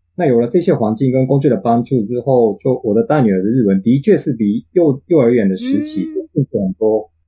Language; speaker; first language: Chinese; non-native, fluent; Japanese